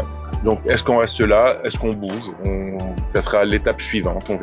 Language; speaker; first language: French; native; French